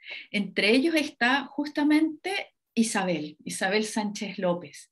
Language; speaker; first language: Spanish; native; Spanish